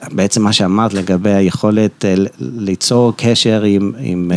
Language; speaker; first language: Hebrew; early bilingual, heritage; Hebrew